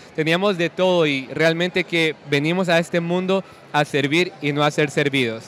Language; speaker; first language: Spanish; native; Spanish